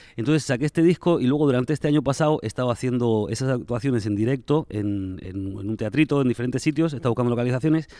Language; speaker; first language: Spanish; native; Spanish